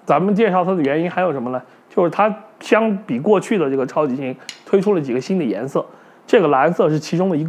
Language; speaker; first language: Chinese; native; Chinese